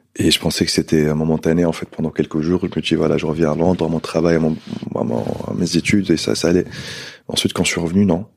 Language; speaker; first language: French; non-native, local second language; Arabic